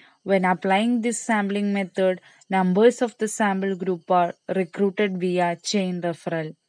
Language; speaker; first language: English; non-native, local second language; Malayalam